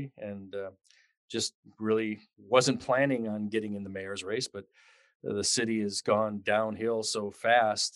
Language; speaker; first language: English; native; English